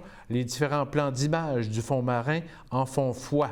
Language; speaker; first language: French; native; French